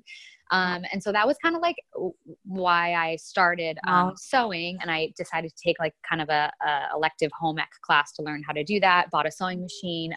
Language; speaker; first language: English; native; English